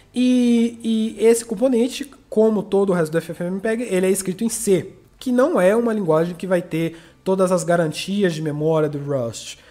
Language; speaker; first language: Portuguese; native; Portuguese